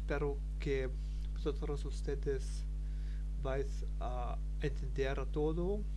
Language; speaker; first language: Spanish; non-native, learner; German